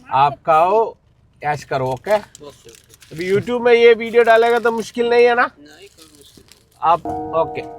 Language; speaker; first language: Hindi; non-native, local second language; Malayalam